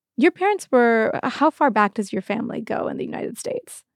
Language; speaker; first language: English; early bilingual, other home language; Persian